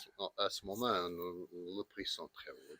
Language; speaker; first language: French; non-native, learner; Portuguese